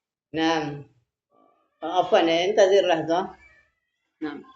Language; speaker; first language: Arabic; non-native, fluent; Indonesian